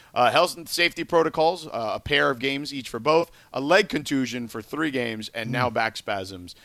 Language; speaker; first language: English; native; English